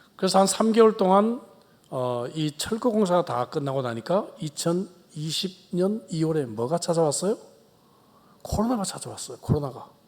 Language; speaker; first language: Korean; native; Korean